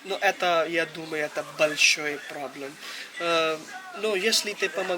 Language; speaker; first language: Russian; non-native, learner; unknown